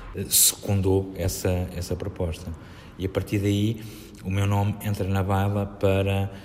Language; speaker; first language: Portuguese; native; Portuguese